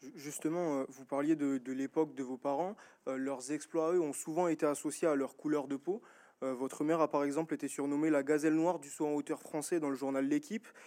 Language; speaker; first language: French; native; French